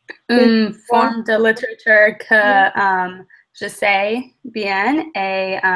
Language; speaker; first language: French; non-native, learner; English